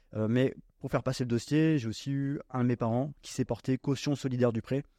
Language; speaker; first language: French; native; French